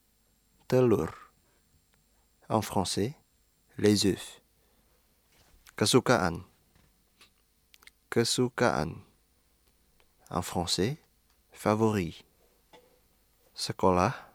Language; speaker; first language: French; non-native, fluent; Indonesian